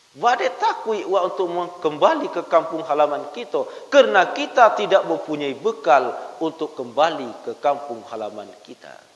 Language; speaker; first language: Malay; non-native, local second language; Minangkabau